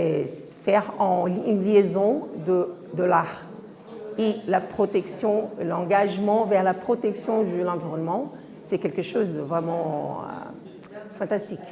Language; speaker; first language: French; non-native, fluent; Portuguese